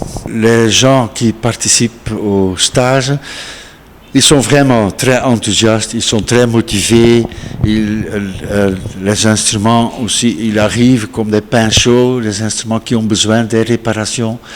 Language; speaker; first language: French; non-native, local second language; Dutch